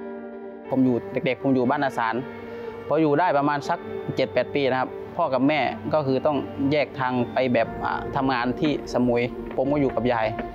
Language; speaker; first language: Thai; native; Thai